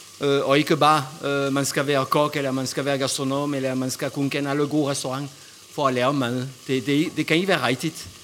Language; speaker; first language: Danish; non-native, fluent; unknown